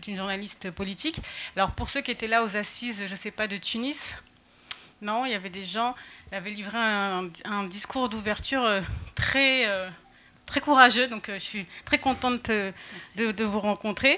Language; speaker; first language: French; native; French